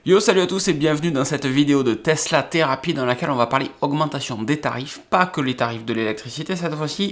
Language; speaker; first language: French; native; French